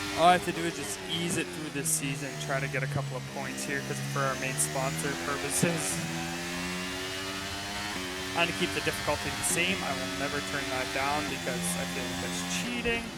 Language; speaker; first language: English; native; English